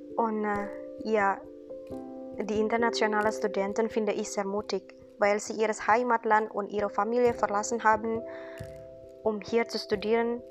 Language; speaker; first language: German; non-native, fluent; Indonesian